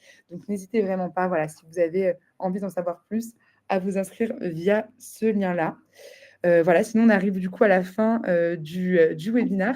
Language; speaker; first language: French; native; French